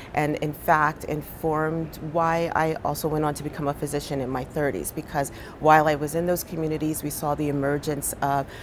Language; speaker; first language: English; native; English